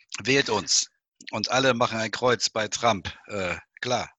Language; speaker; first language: German; native; German